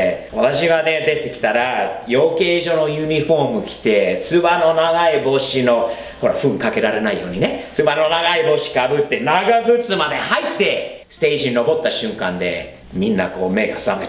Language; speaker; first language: Japanese; non-native, fluent; English